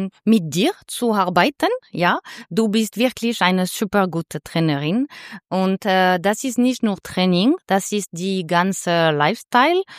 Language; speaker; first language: German; non-native, learner; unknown